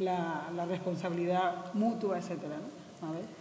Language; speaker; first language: Spanish; native; Spanish